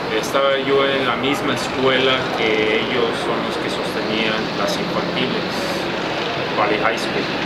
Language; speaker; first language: Spanish; early bilingual, heritage; Spanish